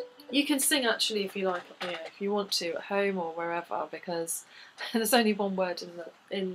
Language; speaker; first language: English; native; English